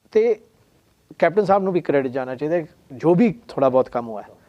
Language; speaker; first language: Hindi; non-native, local second language; Punjabi